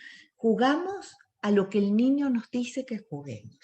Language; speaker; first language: Spanish; native; Spanish